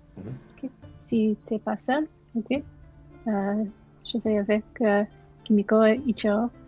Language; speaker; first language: French; non-native, learner; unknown